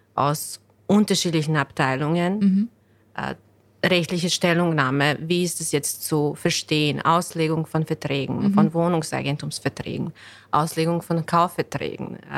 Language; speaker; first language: German; non-native, fluent; Bosnian